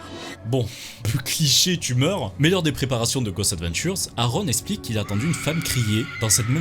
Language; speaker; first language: French; native; French